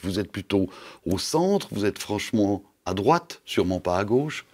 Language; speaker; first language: French; native; French